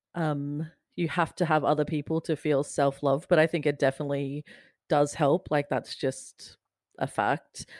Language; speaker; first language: English; native; English